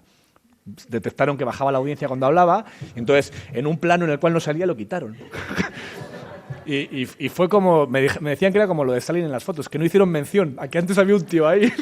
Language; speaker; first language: Spanish; native; Spanish